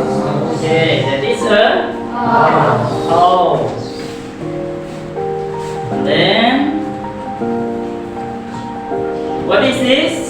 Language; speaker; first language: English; non-native, learner; Indonesian